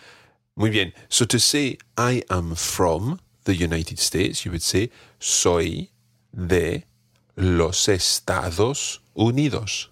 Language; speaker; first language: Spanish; non-native, fluent; English